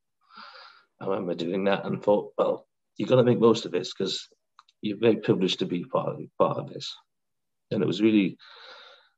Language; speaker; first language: English; native; English